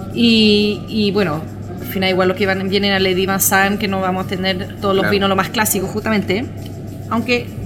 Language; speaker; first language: Spanish; non-native, fluent; French